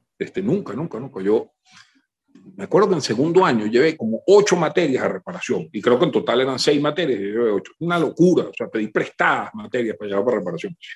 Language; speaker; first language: Spanish; native; Spanish